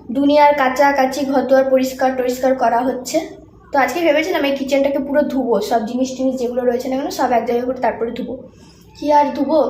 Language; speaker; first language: Bangla; non-native, local second language; Santali